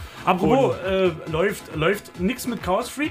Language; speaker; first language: German; native; German